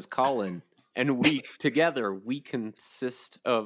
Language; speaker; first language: English; native; English